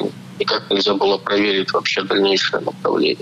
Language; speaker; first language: Russian; native; Russian